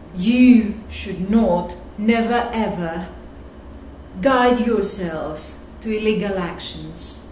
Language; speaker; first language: English; non-native, fluent; Greek